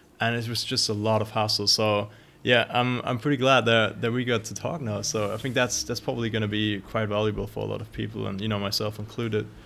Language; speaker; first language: English; non-native, fluent; German